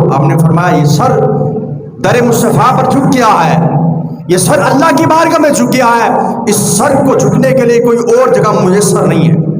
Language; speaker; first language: Urdu; non-native, local second language; Punjabi